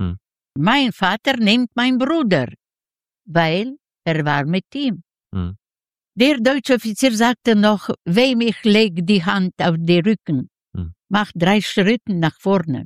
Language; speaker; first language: German; non-native, learner; Yiddish